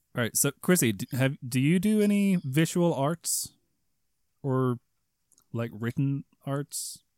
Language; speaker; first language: English; non-native, fluent; Swedish